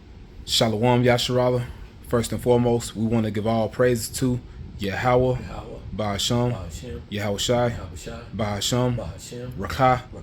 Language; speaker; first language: English; native; English